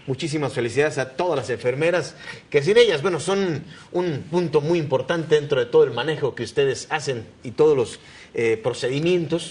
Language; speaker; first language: Spanish; native; Spanish